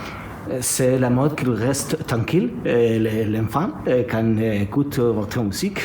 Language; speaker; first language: French; non-native, learner; Spanish